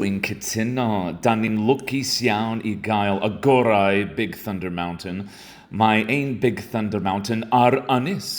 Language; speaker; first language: Welsh; non-native, learner; English